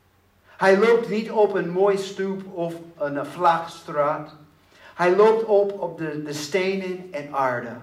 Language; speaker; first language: Dutch; non-native, learner; English